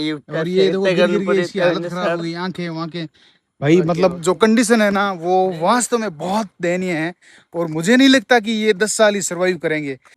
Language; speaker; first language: Hindi; native; Hindi